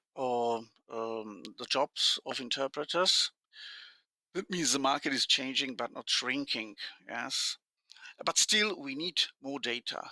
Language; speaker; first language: English; non-native, fluent; Slovak